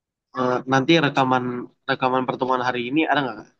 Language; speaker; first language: Indonesian; native; Indonesian